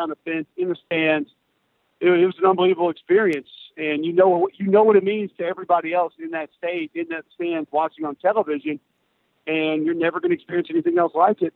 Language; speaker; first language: English; native; English